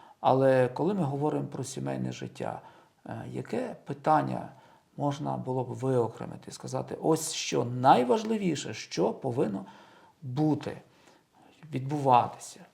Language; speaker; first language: Ukrainian; native; Ukrainian